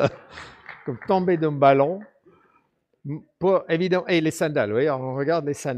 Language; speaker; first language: French; non-native, fluent; English